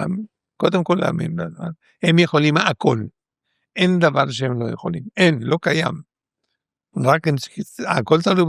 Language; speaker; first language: Hebrew; non-native, fluent; Spanish